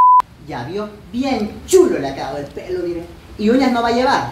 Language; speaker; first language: Spanish; native; Spanish